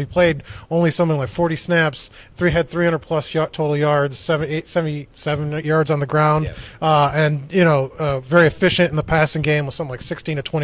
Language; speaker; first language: English; native; English